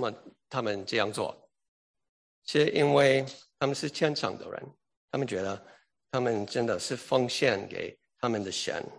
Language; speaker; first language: Chinese; early bilingual, heritage; English